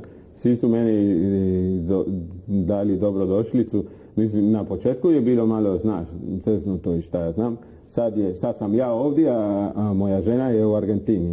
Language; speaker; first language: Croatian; non-native, fluent; Spanish